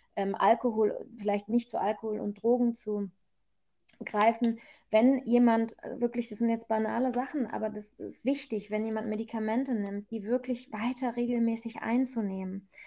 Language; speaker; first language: German; early bilingual, other home language; Persian